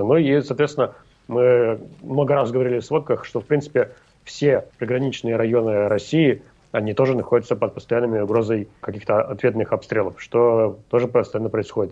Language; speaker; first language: Russian; native; Russian